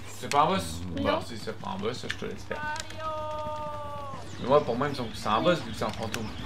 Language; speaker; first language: French; native; French